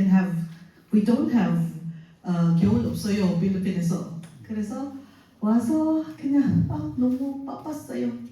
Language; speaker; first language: Korean; non-native, fluent; Filipino